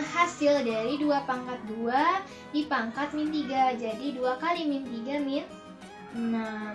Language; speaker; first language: Indonesian; native; Indonesian